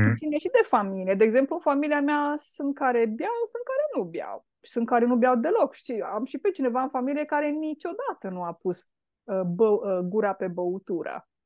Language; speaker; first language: Romanian; native; Romanian